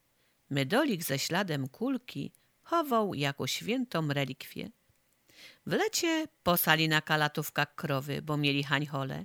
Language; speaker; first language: Polish; native; Polish